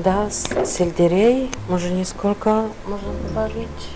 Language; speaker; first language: Russian; non-native, fluent; Polish